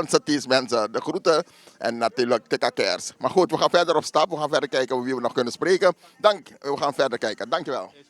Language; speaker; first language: Dutch; native; Dutch